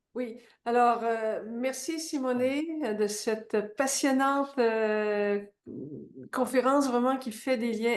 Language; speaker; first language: French; native; French